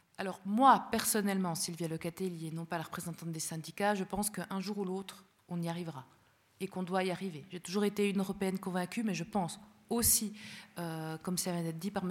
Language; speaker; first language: French; early bilingual, other home language; Spanish